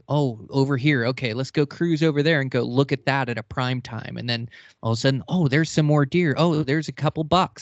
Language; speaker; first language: English; native; English